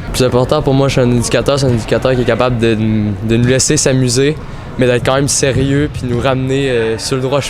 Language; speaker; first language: French; native; French